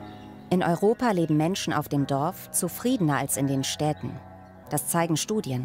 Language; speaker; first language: German; native; German